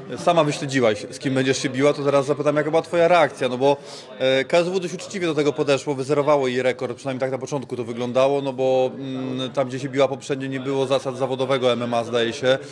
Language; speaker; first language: Polish; native; Polish